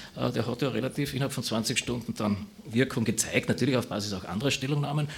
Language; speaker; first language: German; native; German